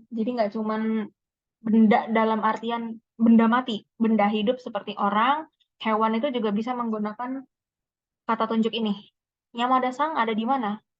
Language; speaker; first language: Indonesian; native; Indonesian